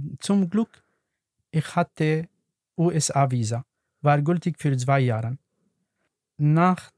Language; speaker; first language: German; non-native, learner; Arabic